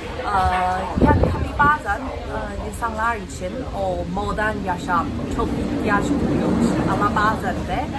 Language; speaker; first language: Turkish; non-native, fluent; Chinese